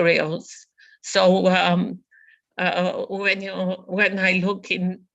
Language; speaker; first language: English; non-native, fluent; Bulgarian